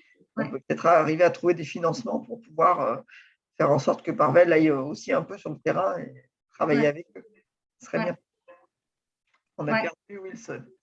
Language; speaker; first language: French; native; French